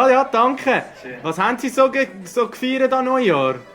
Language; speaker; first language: German; native; German